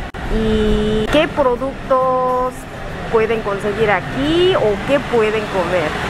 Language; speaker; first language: Spanish; non-native, learner; Korean